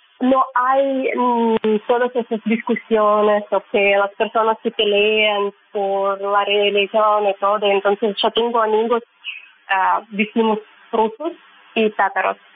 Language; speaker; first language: Spanish; non-native, learner; Russian